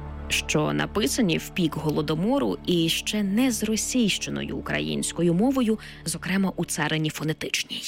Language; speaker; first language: Ukrainian; native; Ukrainian